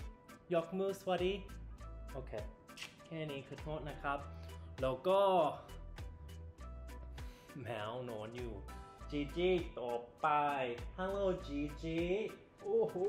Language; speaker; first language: Thai; non-native, learner; English